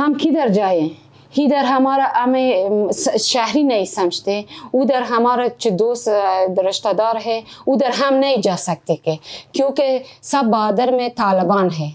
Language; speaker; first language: Hindi; non-native, learner; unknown